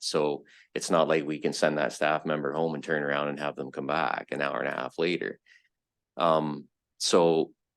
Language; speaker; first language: English; native; English